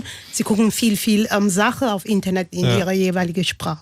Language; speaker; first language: German; non-native, fluent; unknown